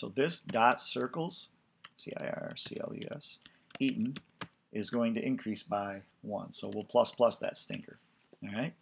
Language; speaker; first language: English; native; English